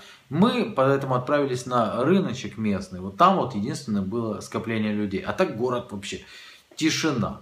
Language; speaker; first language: Russian; native; Russian